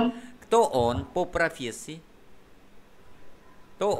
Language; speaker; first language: Russian; non-native, fluent; Vietnamese